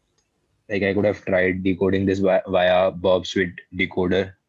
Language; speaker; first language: English; non-native, local second language; Hindi